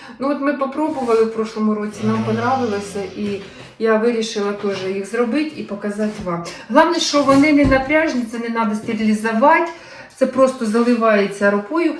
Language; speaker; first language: Ukrainian; native; Ukrainian